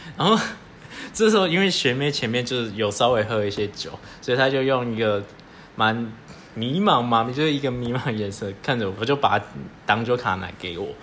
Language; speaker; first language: Chinese; native; Chinese